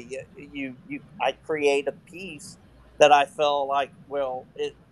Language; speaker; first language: English; native; English